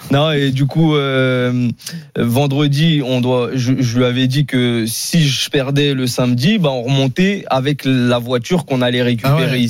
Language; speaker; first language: French; native; French